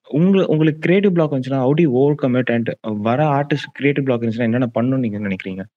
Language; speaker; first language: Tamil; native; Tamil